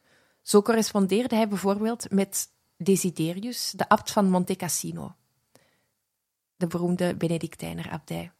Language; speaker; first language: Dutch; native; Dutch